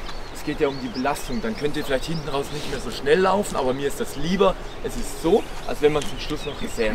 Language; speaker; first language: German; native; German